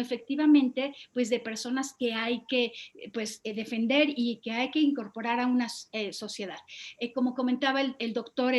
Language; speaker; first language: Spanish; native; Spanish